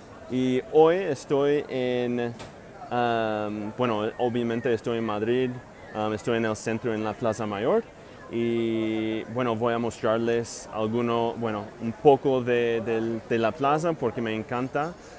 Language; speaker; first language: Spanish; non-native, fluent; English